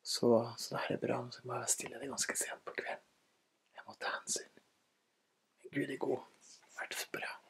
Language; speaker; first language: Norwegian; native; Norwegian